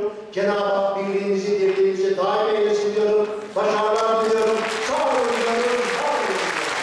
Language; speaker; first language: Turkish; native; Turkish